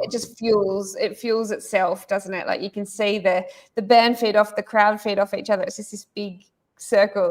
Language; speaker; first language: English; native; English